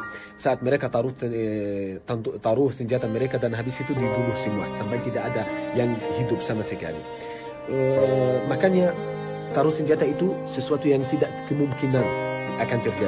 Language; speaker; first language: Indonesian; non-native, fluent; Arabic